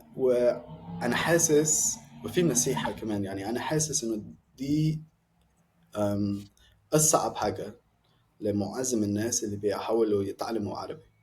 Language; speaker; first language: Egyptian Arabic; non-native, fluent; English